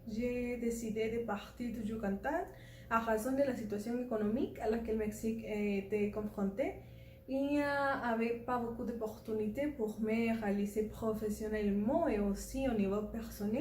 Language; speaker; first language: French; non-native, learner; Spanish